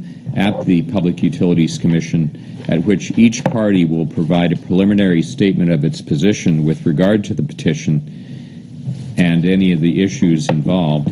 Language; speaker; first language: English; native; English